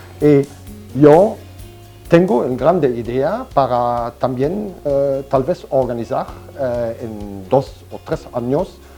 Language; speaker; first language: Spanish; non-native, fluent; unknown